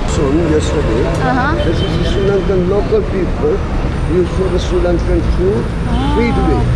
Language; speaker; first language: English; non-native, learner; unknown